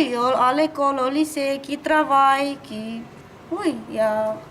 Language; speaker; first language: French; non-native, learner; Romanian